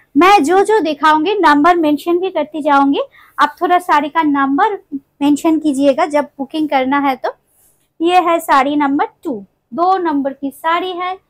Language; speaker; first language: Hindi; non-native, local second language; Bangla